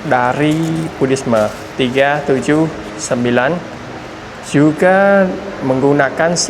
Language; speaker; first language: Indonesian; non-native, fluent; Vietnamese